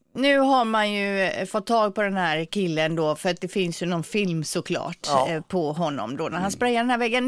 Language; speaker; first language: Swedish; native; Swedish